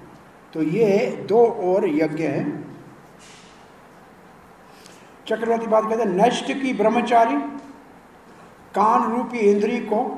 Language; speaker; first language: Hindi; native; Hindi